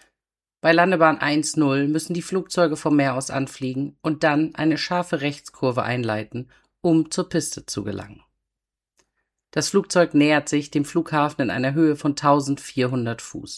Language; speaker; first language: German; native; German